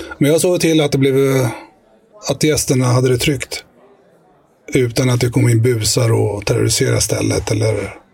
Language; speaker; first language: Swedish; early bilingual, other home language; Arabic